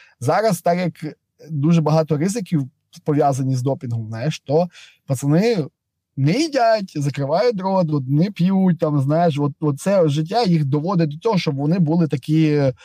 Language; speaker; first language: Ukrainian; native; Ukrainian